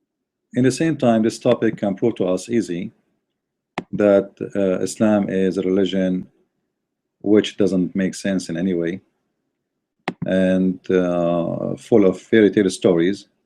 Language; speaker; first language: English; non-native, fluent; Arabic